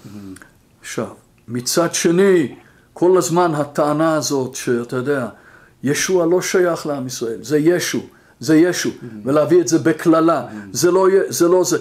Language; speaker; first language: Hebrew; non-native, fluent; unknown